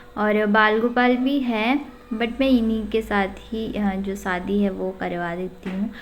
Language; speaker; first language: Hindi; non-native, local second language; Odia